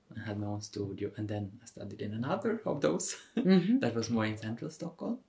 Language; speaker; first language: English; non-native, fluent; Swedish